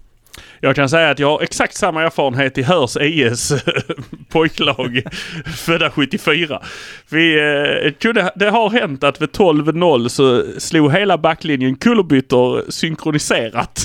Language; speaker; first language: Swedish; native; Swedish